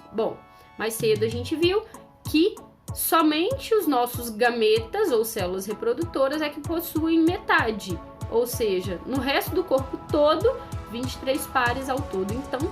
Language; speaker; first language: Portuguese; native; Portuguese